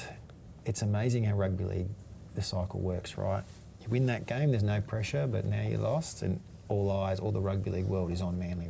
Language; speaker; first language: English; native; English